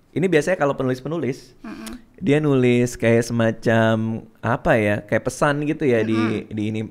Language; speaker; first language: Indonesian; native; Indonesian